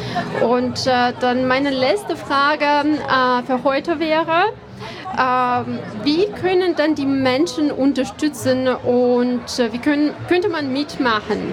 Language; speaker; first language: German; non-native, fluent; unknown